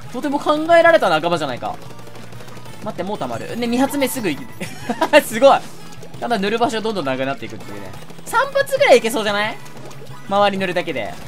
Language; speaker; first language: Japanese; native; Japanese